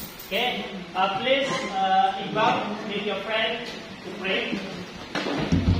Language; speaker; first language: English; non-native, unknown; Indonesian